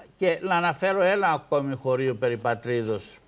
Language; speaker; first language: Greek; native; Greek